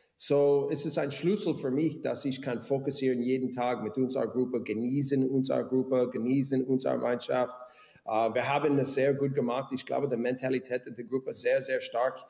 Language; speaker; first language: German; non-native, learner; English